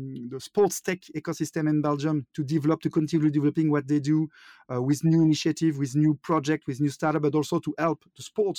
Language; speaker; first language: English; non-native, fluent; French